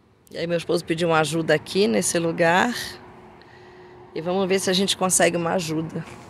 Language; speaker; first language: Portuguese; native; Portuguese